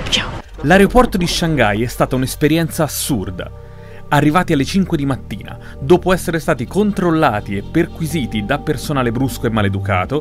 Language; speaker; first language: Italian; native; Italian